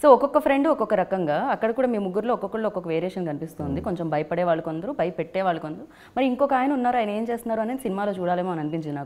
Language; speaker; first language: Telugu; native; Telugu